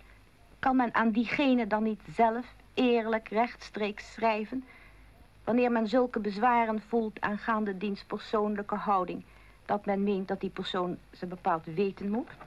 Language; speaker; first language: Dutch; native; Dutch